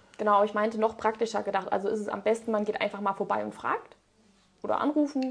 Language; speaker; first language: German; native; German